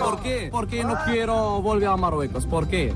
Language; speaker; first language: Spanish; non-native, learner; Arabic